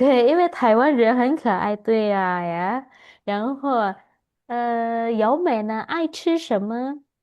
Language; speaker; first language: Chinese; non-native, fluent; Indonesian